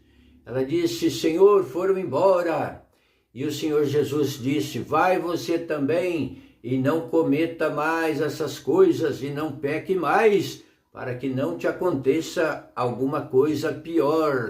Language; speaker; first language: Portuguese; native; Portuguese